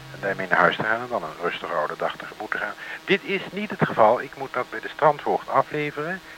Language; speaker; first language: Dutch; native; Dutch